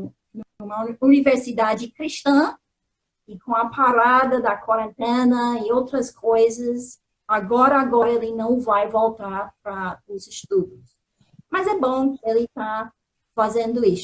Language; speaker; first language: Portuguese; non-native, fluent; English